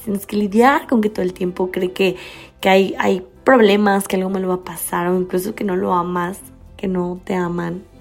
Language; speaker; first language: Spanish; native; Spanish